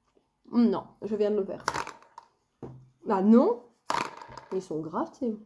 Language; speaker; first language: French; native; French